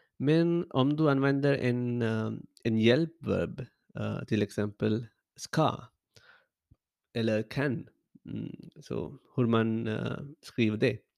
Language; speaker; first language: Swedish; non-native, learner; English